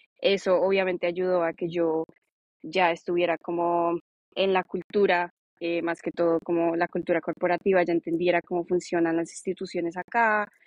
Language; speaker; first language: Spanish; native; Spanish